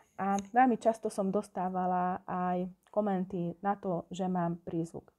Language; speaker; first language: Slovak; non-native, local second language; Hungarian